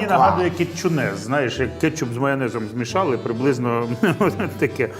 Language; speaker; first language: Ukrainian; native; Ukrainian